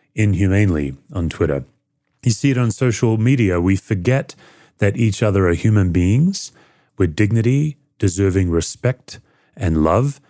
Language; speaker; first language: English; native; English